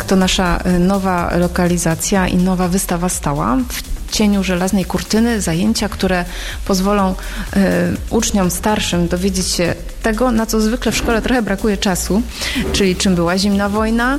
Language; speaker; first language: Polish; native; Polish